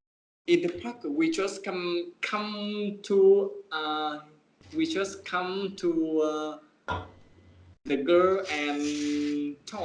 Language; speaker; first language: English; non-native, learner; Vietnamese